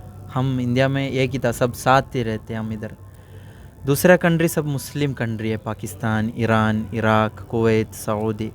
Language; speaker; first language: Hindi; non-native, local second language; Malayalam